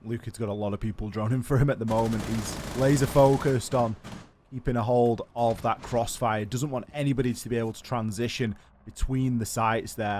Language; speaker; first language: English; native; English